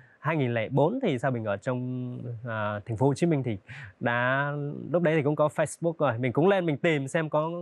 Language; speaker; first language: Vietnamese; non-native, local second language; Hmong